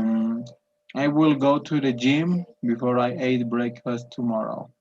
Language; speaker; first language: English; non-native, learner; Spanish